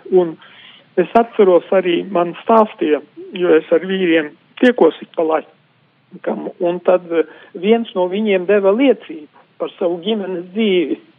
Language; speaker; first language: Latvian; non-native, local second language; Polish